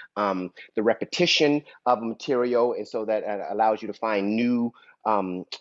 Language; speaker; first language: English; native; English